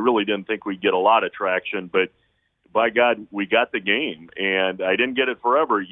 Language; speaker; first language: English; native; English